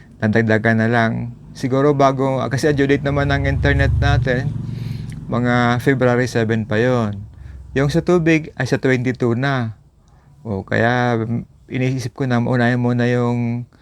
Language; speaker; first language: Filipino; non-native, local second language; Bikol